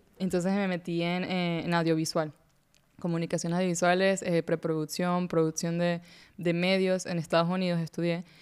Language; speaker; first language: Spanish; native; Spanish